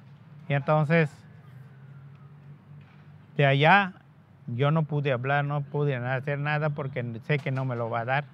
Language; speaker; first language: Spanish; non-native, local second language; Yucateco